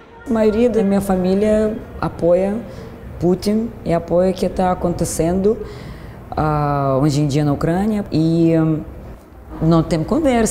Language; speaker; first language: Portuguese; non-native, learner; Russian